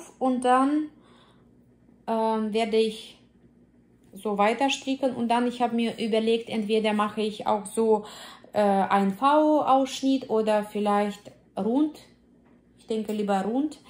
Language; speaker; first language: German; non-native, fluent; Russian